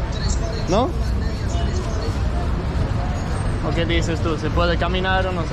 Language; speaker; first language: Spanish; non-native, learner; English